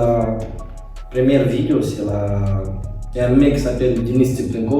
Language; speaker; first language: French; non-native, learner; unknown